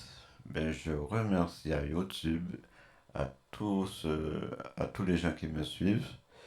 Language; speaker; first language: French; native; French